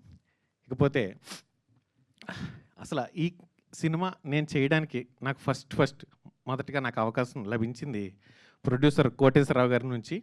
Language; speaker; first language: Telugu; native; Telugu